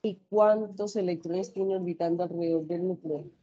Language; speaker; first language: Spanish; native; Spanish